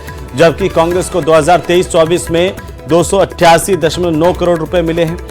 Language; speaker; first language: Hindi; native; Hindi